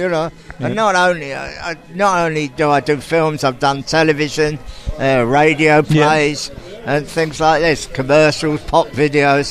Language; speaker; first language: English; native; English